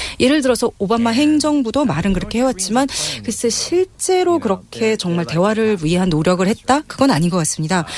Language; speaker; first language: Korean; non-native, fluent; English